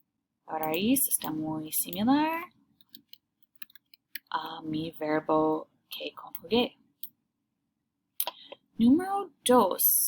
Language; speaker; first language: Spanish; non-native, learner; English